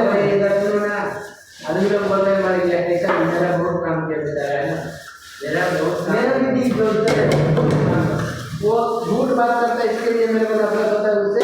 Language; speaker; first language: Hindi; non-native, learner; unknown